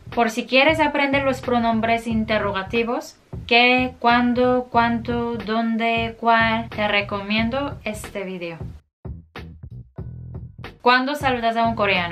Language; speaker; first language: Spanish; non-native, fluent; Korean